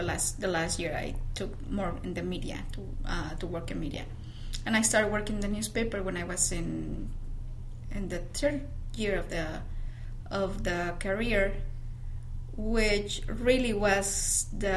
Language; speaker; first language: English; non-native, fluent; Spanish